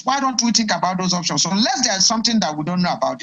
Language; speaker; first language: English; non-native, local second language; Igbo